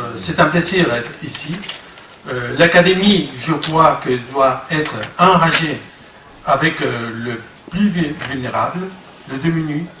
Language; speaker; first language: French; non-native, learner; Spanish